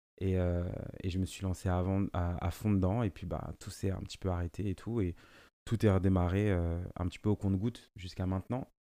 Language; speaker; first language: French; native; French